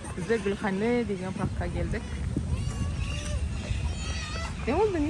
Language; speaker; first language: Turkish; non-native, learner; Kazakh